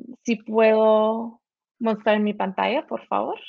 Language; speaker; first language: Spanish; early bilingual, heritage; Spanish